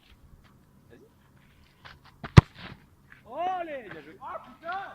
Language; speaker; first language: French; native; French